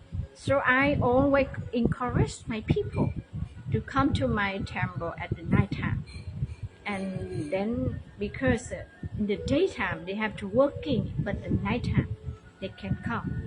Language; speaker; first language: English; non-native, learner; Vietnamese